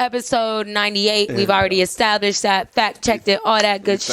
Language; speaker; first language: English; native; English